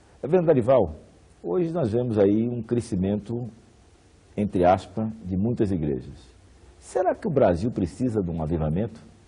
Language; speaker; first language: Portuguese; native; Portuguese